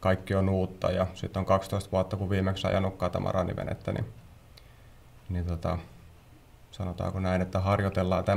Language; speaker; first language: Finnish; native; Finnish